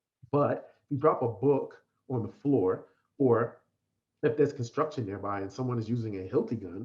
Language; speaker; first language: English; native; English